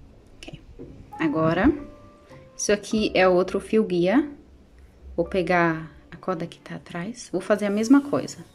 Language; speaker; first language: Portuguese; non-native, fluent; German